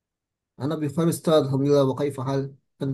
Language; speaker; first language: Arabic; non-native, learner; Indonesian